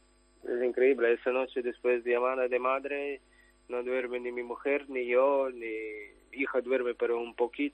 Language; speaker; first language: Spanish; non-native, learner; Ukrainian